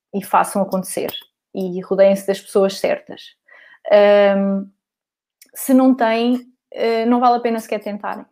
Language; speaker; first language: Portuguese; native; Portuguese